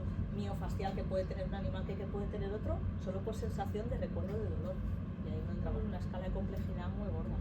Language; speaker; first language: Spanish; native; Spanish